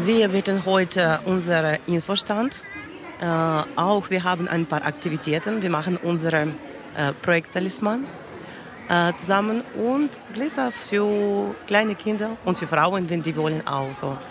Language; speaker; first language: German; non-native, learner; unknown